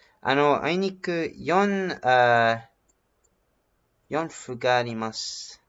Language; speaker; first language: Japanese; non-native, learner; English